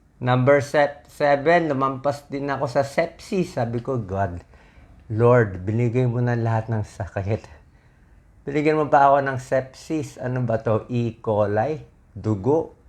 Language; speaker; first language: Filipino; native; Filipino